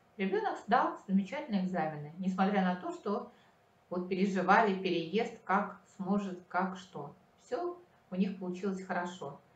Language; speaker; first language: Russian; native; Russian